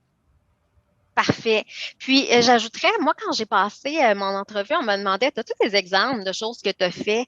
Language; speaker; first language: French; native; French